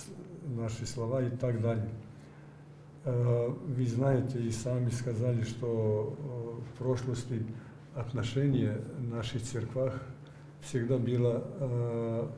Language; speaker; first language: Russian; non-native, learner; Serbian